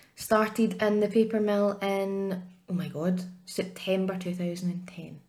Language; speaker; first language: English; native; English